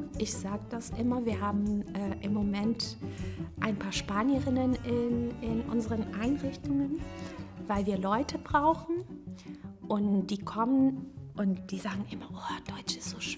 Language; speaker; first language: German; non-native, fluent; Portuguese